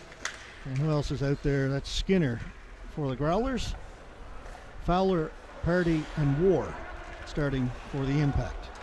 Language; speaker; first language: English; native; English